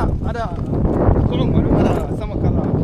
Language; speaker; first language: Arabic; non-native, learner; Hindi